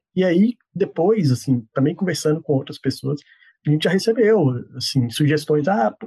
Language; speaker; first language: Portuguese; native; Portuguese